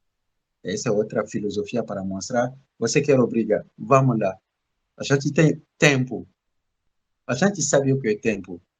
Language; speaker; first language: Portuguese; non-native, learner; Bambara